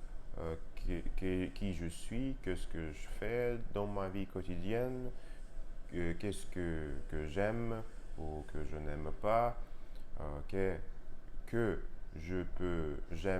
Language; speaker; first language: French; non-native, learner; Russian